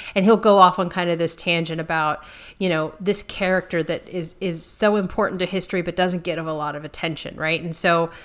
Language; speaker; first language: English; native; English